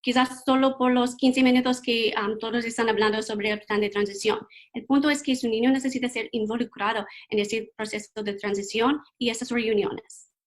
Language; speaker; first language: Spanish; non-native, learner; English